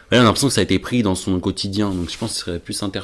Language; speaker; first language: French; native; French